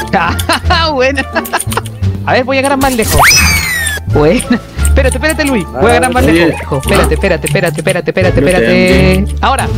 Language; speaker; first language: Spanish; native; Spanish